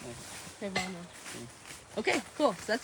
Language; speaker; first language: Spanish; non-native, learner; English